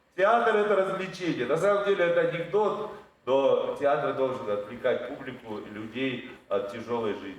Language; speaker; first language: Russian; native; Russian